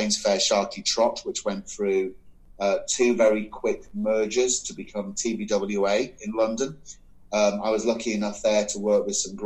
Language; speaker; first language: English; native; English